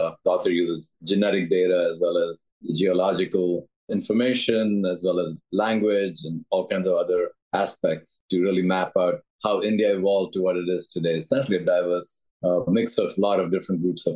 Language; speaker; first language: English; non-native, local second language; Tamil